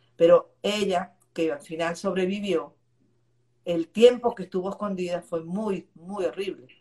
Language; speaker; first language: Spanish; native; Spanish